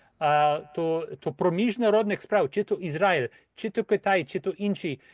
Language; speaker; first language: Ukrainian; early bilingual, heritage; Ukrainian